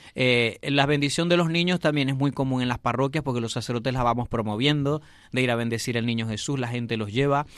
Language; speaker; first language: Spanish; native; Spanish